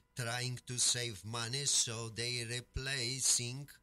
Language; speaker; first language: English; non-native, fluent; Polish